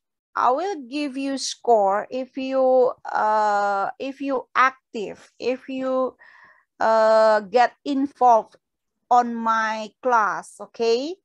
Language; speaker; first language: English; non-native, fluent; Indonesian